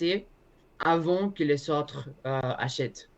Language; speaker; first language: French; non-native, learner; Spanish